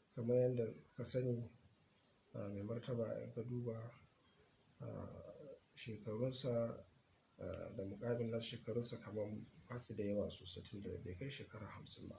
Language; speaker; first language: Hausa; native; Hausa